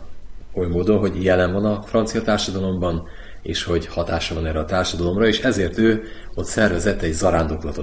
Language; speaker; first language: Hungarian; native; Hungarian